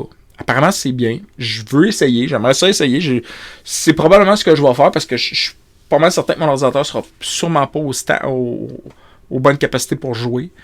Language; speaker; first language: French; native; French